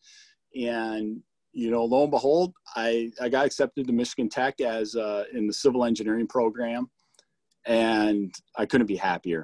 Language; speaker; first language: English; native; English